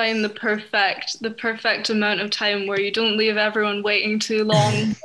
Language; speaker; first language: English; native; English